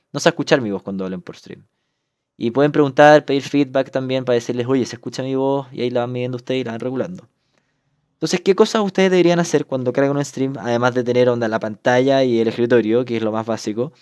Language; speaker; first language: Spanish; native; Spanish